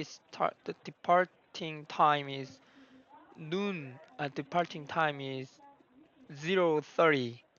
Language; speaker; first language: English; non-native, learner; Korean